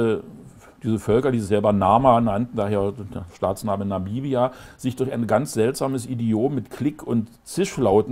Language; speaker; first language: German; native; German